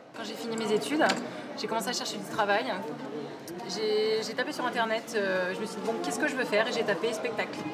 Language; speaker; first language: French; native; French